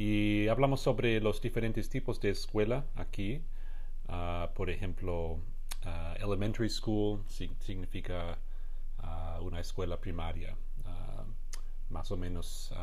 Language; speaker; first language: Spanish; non-native, fluent; English